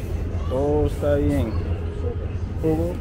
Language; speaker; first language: Spanish; non-native, learner; English